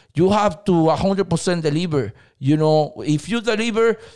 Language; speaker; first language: English; non-native, learner; Spanish